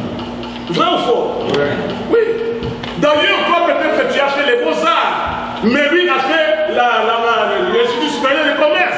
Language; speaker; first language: French; non-native, local second language; Lingala